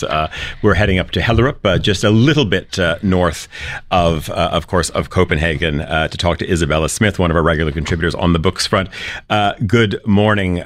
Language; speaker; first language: English; native; English